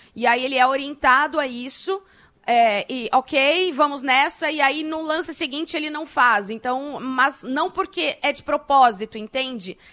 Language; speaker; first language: Portuguese; native; Portuguese